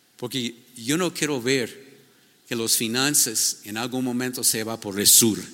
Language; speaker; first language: Spanish; non-native, fluent; English